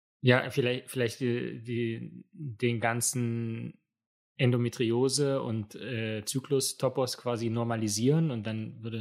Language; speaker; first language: German; native; German